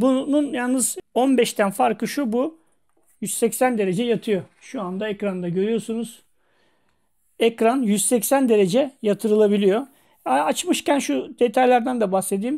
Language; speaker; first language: Turkish; native; Turkish